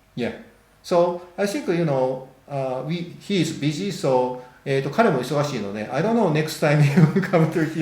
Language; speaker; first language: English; non-native, learner; Japanese